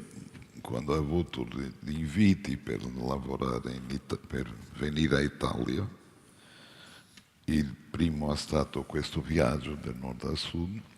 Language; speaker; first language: Italian; non-native, fluent; Portuguese